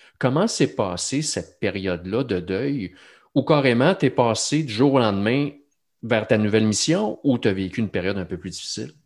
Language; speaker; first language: French; native; French